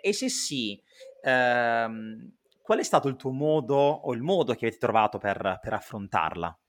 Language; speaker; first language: Italian; native; Italian